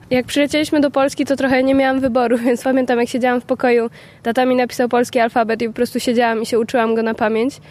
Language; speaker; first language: Polish; early bilingual, other home language; Hindi